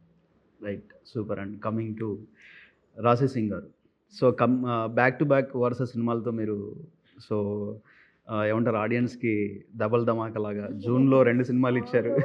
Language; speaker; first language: Telugu; native; Telugu